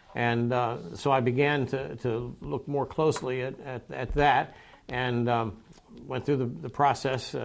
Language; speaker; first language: English; native; English